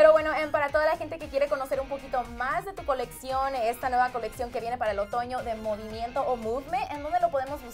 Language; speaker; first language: Spanish; native; Spanish